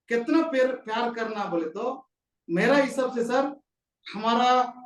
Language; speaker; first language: Hindi; non-native, local second language; Kannada